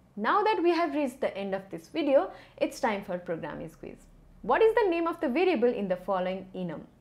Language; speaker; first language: English; non-native, local second language; Nepali